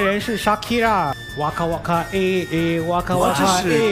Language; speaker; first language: Chinese; non-native, fluent; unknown